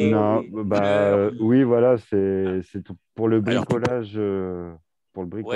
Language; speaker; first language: French; native; French